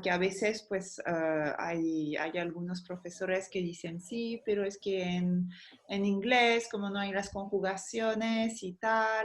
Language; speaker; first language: Spanish; non-native, fluent; French